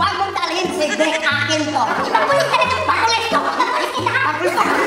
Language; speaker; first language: Filipino; non-native, local second language; Cebuano